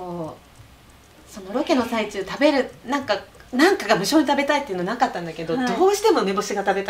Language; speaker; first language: Japanese; native; Japanese